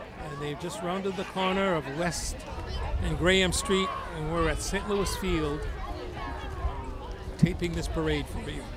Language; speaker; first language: English; early bilingual, other home language; French